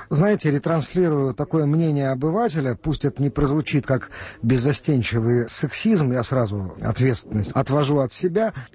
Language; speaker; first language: Russian; native; Russian